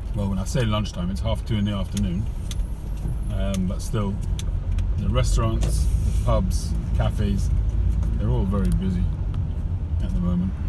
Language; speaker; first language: English; native; English